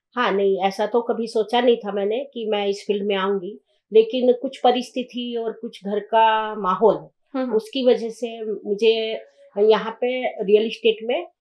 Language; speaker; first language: Hindi; native; Hindi